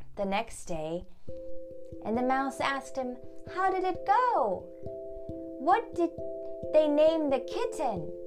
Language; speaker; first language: English; early bilingual, other home language; German